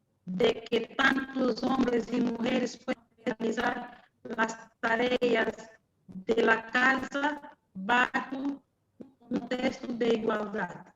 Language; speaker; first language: Spanish; non-native, fluent; Portuguese